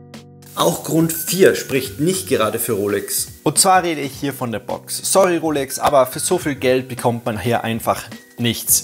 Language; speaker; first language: German; native; German